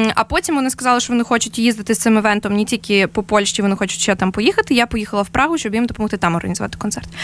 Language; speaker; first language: Ukrainian; native; Ukrainian